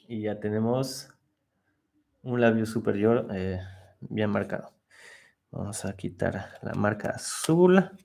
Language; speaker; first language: Spanish; non-native, fluent; French